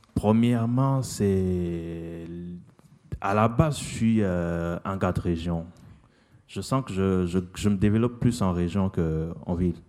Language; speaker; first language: French; non-native, local second language; Lingala